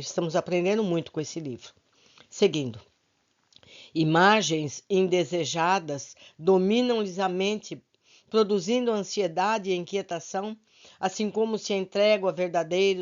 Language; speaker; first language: Portuguese; native; Portuguese